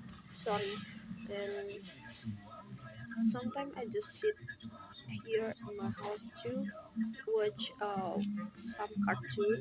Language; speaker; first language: English; non-native, learner; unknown